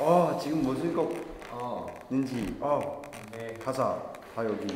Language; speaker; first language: Korean; non-native, fluent; Cantonese